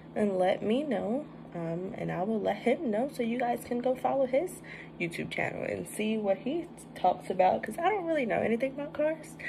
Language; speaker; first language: English; native; English